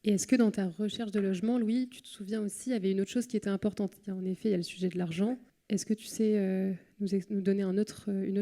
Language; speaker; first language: French; native; French